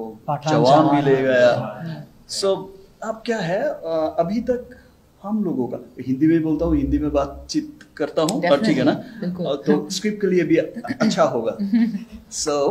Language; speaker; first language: Hindi; non-native, learner; Bangla